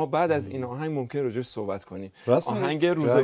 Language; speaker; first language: Persian; native; Persian